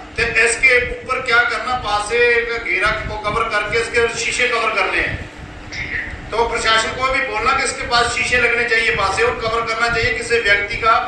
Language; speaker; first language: Hindi; non-native, local second language; Punjabi